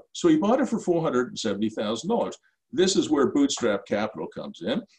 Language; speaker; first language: English; native; English